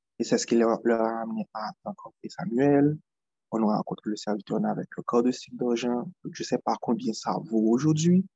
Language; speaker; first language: French; non-native, local second language; Haitian Creole